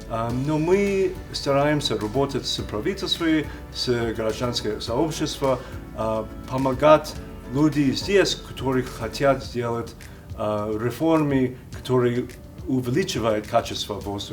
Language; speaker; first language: Russian; non-native, learner; English